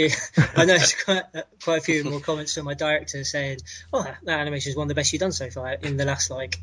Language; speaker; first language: English; native; English